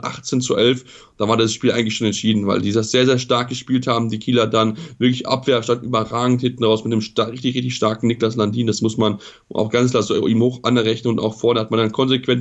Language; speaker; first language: German; native; German